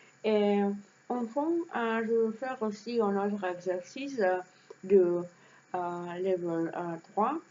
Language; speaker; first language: French; non-native, learner; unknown